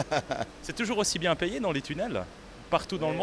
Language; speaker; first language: French; native; French